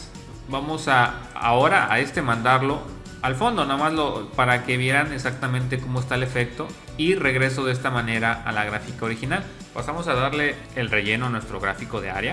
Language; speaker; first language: Spanish; native; Spanish